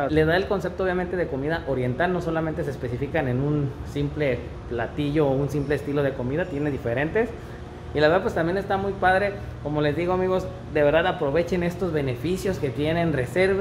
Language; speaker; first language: Spanish; native; Spanish